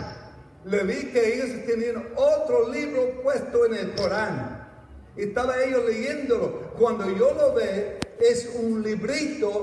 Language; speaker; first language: Spanish; non-native, fluent; English